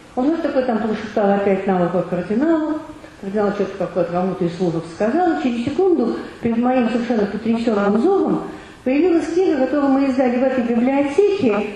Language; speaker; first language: Russian; native; Russian